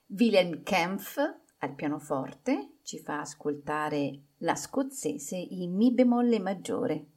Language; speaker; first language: Italian; native; Italian